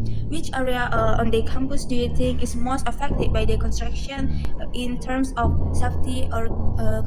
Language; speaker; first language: English; non-native, learner; Indonesian